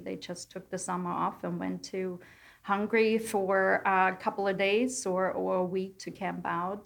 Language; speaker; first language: English; non-native, fluent; German